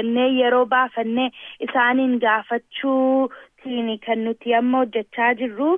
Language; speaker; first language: Oromo; early bilingual, heritage; Oromo